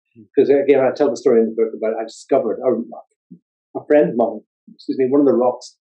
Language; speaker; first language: English; native; English